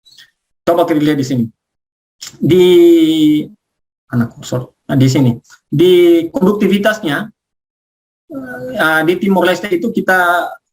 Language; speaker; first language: Indonesian; non-native, local second language; Tetum